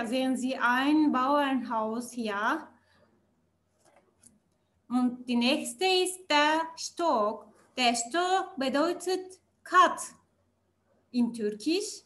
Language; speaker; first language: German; non-native, learner; Turkish